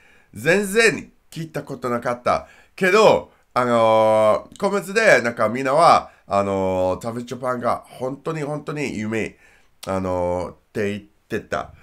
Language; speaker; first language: Japanese; non-native, learner; English